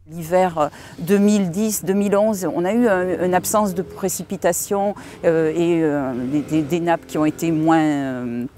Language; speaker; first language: French; native; French